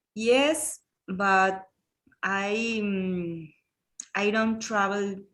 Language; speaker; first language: English; non-native, learner; Spanish